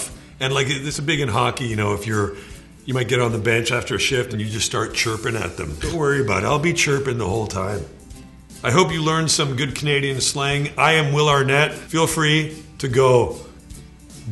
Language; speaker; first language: English; native; English